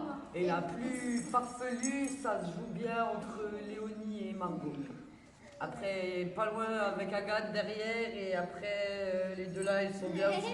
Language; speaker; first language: French; native; French